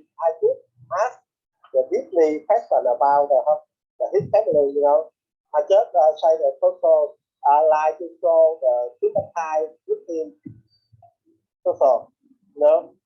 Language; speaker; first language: English; non-native, learner; Vietnamese